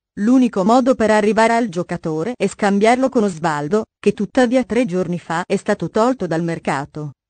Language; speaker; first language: Italian; native; Italian